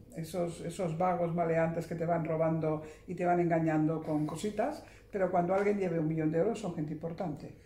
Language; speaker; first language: Spanish; early bilingual, heritage; Spanish